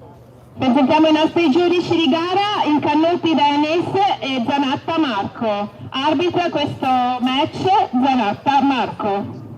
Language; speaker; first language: Italian; native; Italian